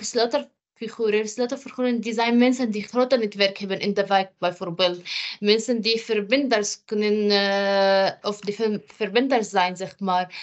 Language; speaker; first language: Dutch; non-native, fluent; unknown